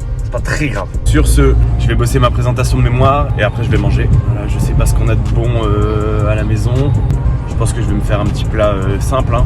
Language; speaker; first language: French; native; French